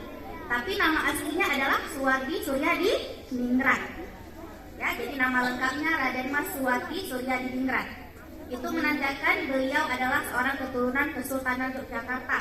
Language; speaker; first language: Indonesian; native; Indonesian